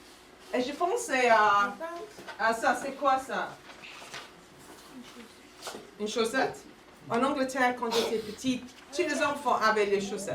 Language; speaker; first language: French; non-native, fluent; English